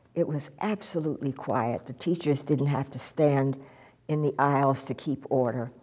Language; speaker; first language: English; native; English